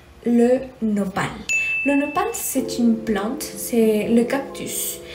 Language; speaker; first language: French; non-native, fluent; Spanish